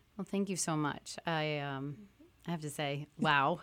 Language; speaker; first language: English; early bilingual, other home language; French